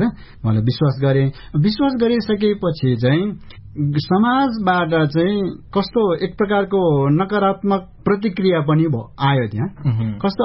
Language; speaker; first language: Nepali; non-native, local second language; Eastern Tamang